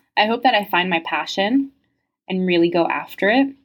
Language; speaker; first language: English; early bilingual, other home language; French